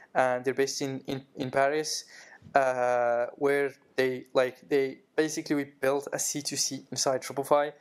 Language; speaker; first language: English; non-native, fluent; Arabic